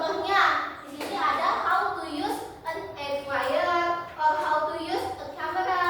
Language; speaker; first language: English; non-native, learner; Indonesian